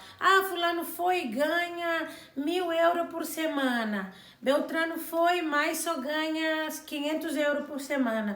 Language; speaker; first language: Portuguese; non-native, local second language; Kabuverdianu